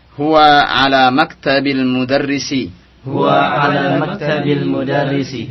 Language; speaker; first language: Arabic; non-native, fluent; Indonesian